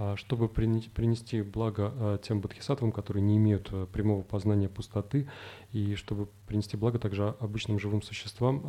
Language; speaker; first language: Russian; native; Russian